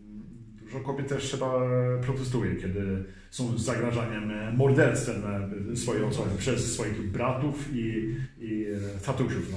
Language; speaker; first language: Polish; early bilingual, heritage; Swedish